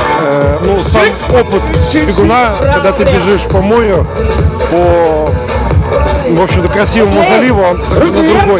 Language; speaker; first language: Russian; native; Russian